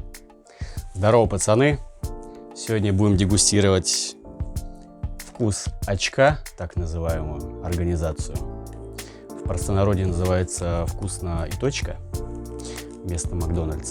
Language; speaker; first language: Russian; native; Russian